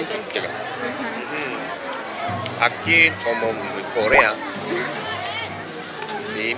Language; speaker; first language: Spanish; non-native, learner; Japanese